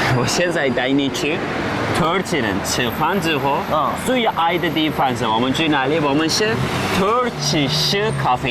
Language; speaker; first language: Chinese; non-native, fluent; Turkish